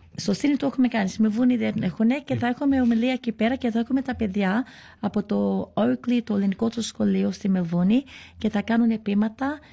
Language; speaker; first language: Greek; early bilingual, heritage; Greek